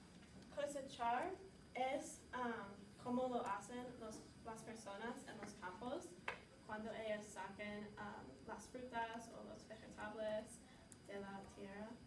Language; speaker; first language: Spanish; non-native, learner; English